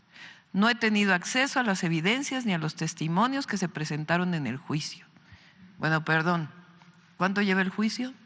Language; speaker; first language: Spanish; native; Spanish